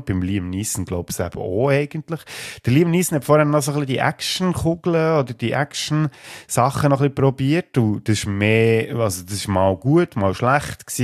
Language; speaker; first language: German; native; German